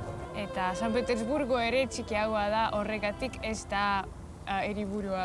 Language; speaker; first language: Basque; non-native, learner; Russian